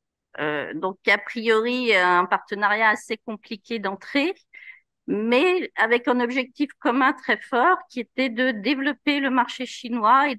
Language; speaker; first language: French; native; French